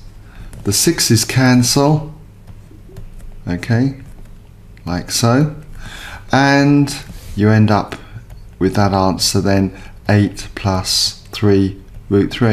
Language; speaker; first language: English; native; English